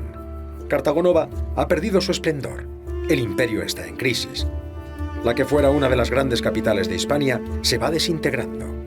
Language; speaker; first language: Spanish; native; Spanish